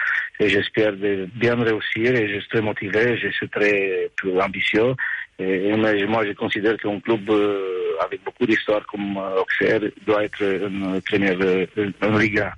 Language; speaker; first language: French; non-native, fluent; Romanian